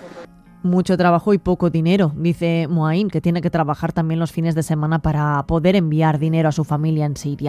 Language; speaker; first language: Spanish; native; Spanish